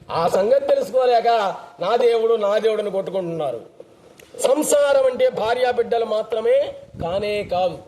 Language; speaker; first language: Telugu; native; Telugu